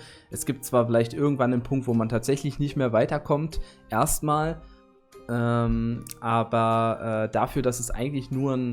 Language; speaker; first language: German; native; German